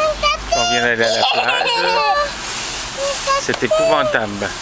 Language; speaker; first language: French; native; French